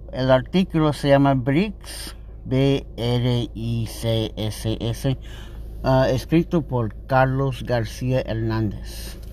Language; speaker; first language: Spanish; non-native, learner; English